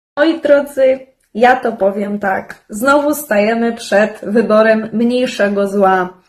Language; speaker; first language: Polish; native; Polish